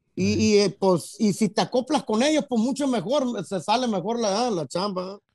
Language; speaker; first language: Spanish; early bilingual, heritage; Spanish